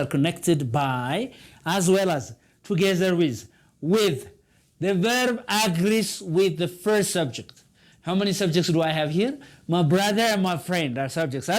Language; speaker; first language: English; non-native, local second language; Amharic